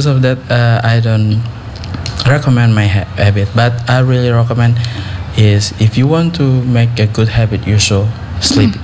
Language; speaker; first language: English; non-native, learner; Indonesian